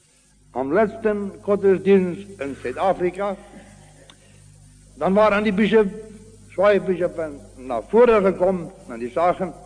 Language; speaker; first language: German; non-native, learner; Afrikaans